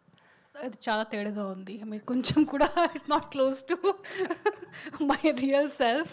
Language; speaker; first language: Telugu; non-native, learner; Hindi